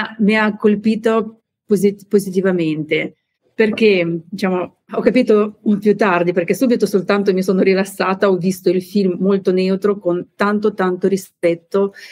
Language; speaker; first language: Italian; non-native, fluent; Ukrainian